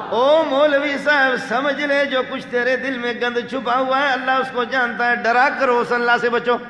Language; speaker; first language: Urdu; non-native, local second language; Baluchi